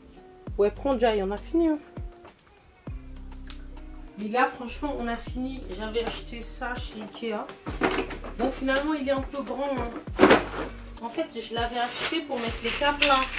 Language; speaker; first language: French; native; French